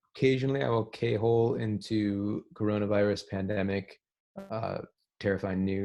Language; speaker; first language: English; native; English